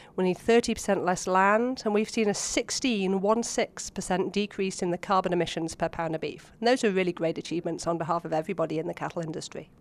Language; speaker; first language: English; native; English